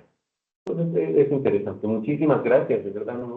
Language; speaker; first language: Spanish; native; Spanish